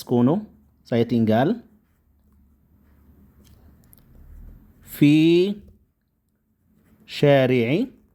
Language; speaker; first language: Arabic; non-native, fluent; Indonesian